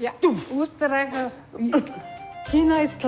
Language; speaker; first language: German; non-native, learner; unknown